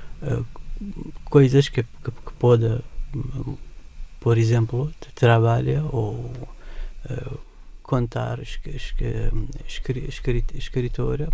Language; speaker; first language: Portuguese; non-native, learner; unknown